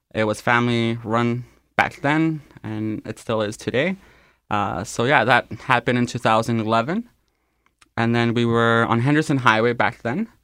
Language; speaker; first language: English; non-native, fluent; Spanish